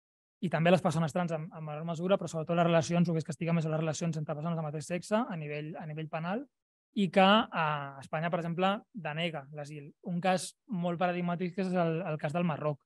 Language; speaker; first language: Catalan; native; Catalan